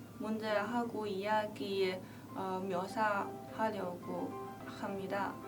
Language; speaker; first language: Korean; non-native, learner; Chinese